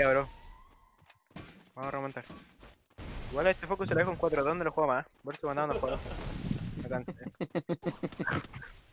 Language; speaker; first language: Spanish; native; Spanish